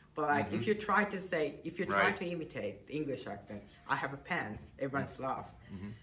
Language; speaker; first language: English; non-native, fluent; Japanese